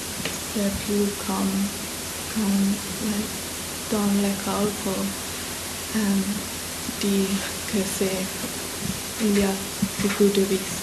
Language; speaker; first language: French; non-native, learner; English